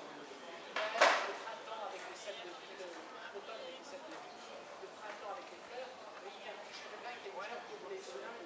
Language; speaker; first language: French; native; French